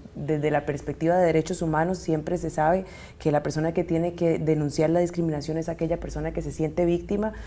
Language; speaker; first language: Spanish; native; Spanish